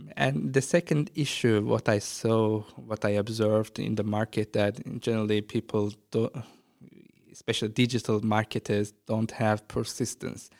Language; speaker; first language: English; non-native, fluent; Azerbaijani